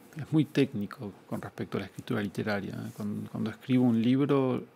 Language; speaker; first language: Spanish; native; Spanish